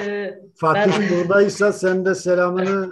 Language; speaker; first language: Turkish; native; Turkish